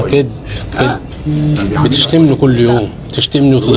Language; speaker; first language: Arabic; native; Arabic